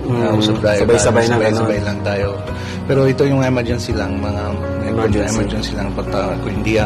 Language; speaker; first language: Filipino; non-native, learner; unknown